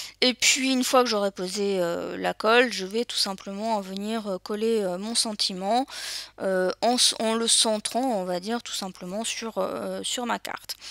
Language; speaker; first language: French; native; French